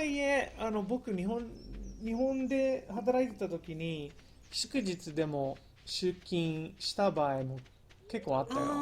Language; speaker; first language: Japanese; non-native, fluent; English